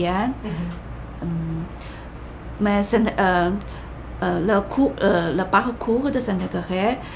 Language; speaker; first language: French; non-native, learner; Chinese